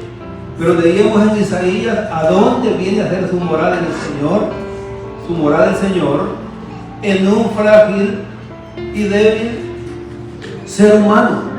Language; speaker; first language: Spanish; native; Spanish